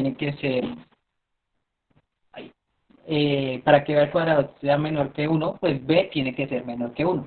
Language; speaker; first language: Spanish; native; Spanish